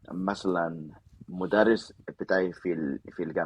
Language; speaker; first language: Arabic; non-native, learner; Spanish